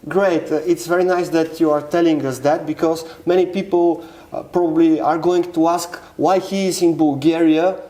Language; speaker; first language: English; non-native, fluent; Bulgarian